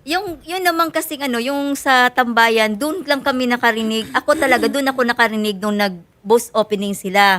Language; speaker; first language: Filipino; native; Filipino